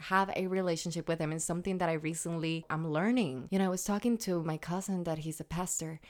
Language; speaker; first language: English; non-native, fluent; Spanish